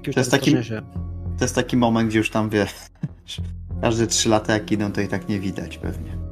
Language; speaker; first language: Polish; native; Polish